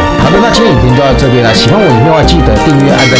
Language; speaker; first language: Chinese; native; Chinese